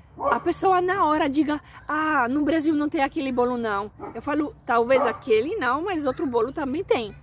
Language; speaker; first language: Portuguese; non-native, fluent; Polish